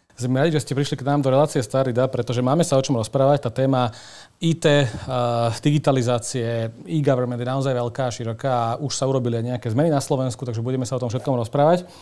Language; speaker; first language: Slovak; native; Slovak